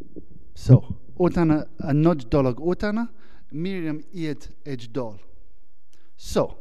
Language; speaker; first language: Hungarian; non-native, learner; English